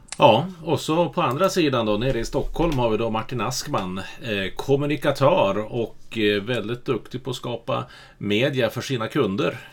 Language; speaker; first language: Swedish; native; Swedish